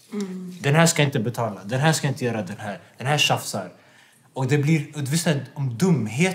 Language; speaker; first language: Swedish; non-native, local second language; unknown